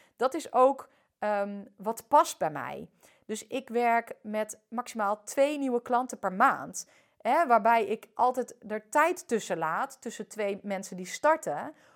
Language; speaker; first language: Dutch; early bilingual, other home language; French